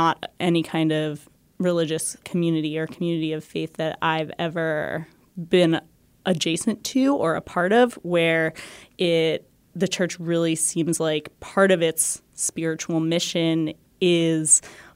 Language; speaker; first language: English; native; English